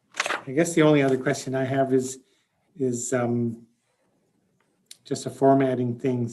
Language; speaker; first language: English; native; English